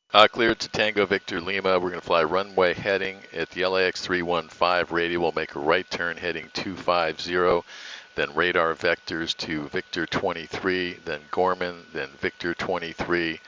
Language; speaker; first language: English; native; English